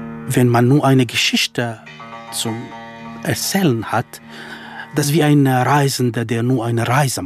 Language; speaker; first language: German; non-native, fluent; Kurdish